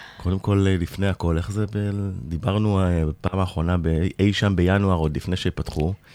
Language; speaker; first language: Hebrew; native; Hebrew